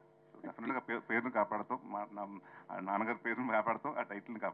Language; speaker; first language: Telugu; native; Telugu